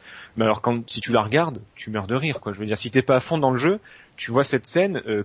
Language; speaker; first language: French; native; French